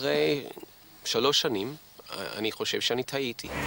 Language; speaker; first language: Hebrew; non-native, fluent; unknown